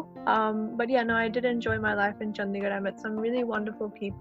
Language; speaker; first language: English; native; English